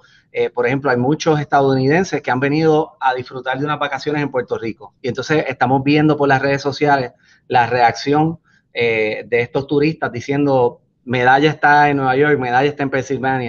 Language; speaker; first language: Spanish; native; Spanish